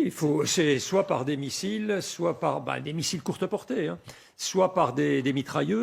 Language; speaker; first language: French; native; French